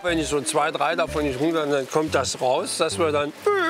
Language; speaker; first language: German; native; German